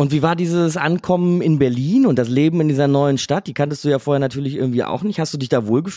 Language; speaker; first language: German; native; German